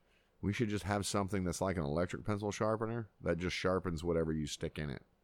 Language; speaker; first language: English; native; English